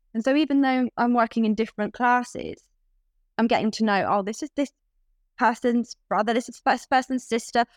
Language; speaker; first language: English; native; English